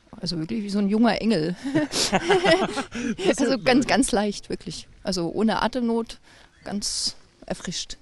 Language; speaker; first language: German; native; German